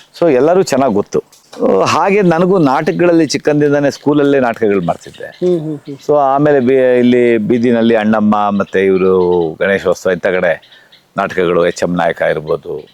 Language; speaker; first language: Kannada; native; Kannada